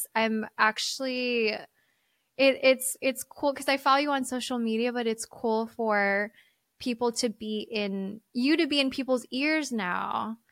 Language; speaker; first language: English; early bilingual, other home language; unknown